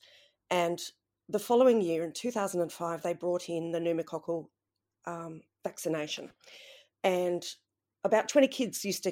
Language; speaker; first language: English; native; English